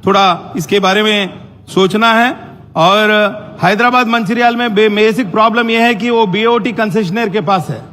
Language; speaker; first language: Hindi; non-native, local second language; Telugu